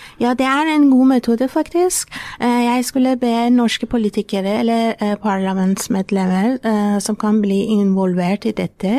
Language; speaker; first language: Norwegian; non-native, fluent; Persian